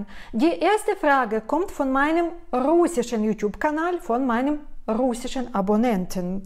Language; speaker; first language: German; non-native, fluent; Russian